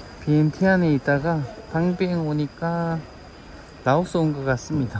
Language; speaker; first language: Korean; native; Korean